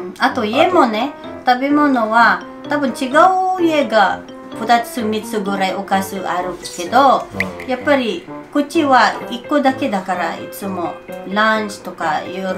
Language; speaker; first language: Japanese; non-native, learner; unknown